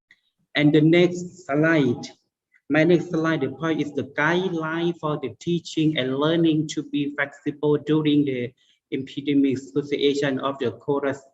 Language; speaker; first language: English; non-native, learner; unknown